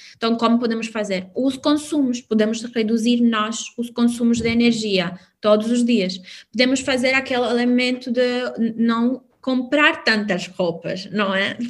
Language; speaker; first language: Portuguese; non-native, fluent; Albanian